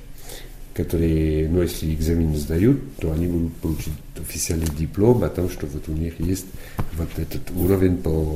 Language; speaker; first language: Russian; non-native, fluent; French